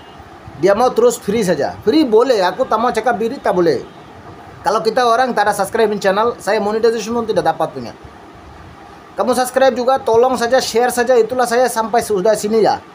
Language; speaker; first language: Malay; non-native, learner; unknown